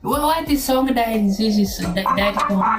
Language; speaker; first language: English; non-native, learner; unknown